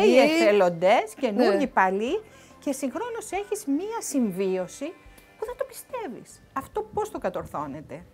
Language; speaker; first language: Greek; native; Greek